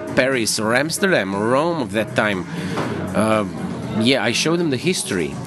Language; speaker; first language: English; non-native, fluent; Croatian